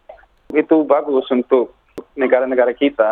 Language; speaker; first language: Indonesian; non-native, learner; English